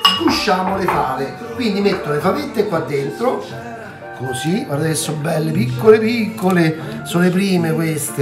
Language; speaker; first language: Italian; native; Italian